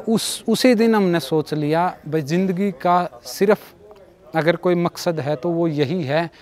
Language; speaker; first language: Hindi; native; Hindi